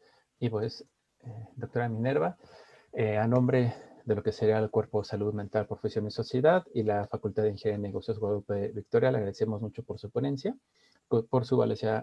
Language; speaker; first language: Spanish; native; Spanish